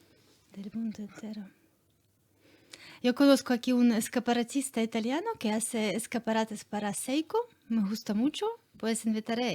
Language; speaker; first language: Spanish; non-native, learner; Ukrainian